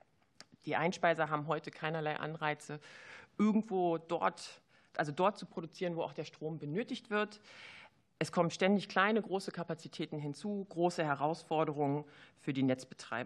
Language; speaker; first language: German; native; German